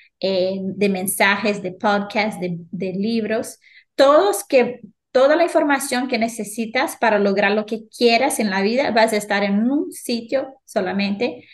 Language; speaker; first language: Spanish; non-native, fluent; Portuguese